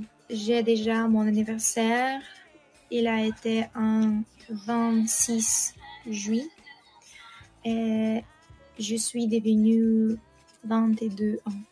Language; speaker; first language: French; non-native, learner; Russian